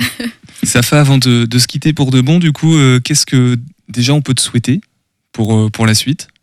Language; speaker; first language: French; native; French